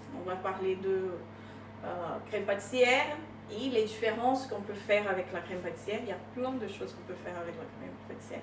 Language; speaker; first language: French; non-native, fluent; Portuguese